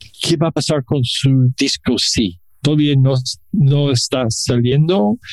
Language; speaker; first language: Spanish; non-native, learner; English